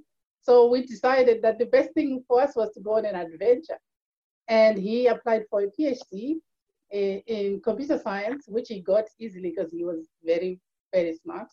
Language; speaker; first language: English; non-native, local second language; Shona